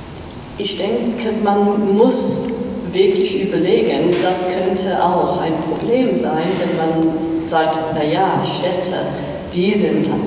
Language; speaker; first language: German; non-native, fluent; English